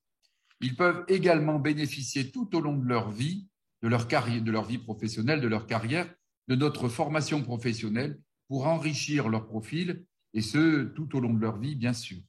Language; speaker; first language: French; native; French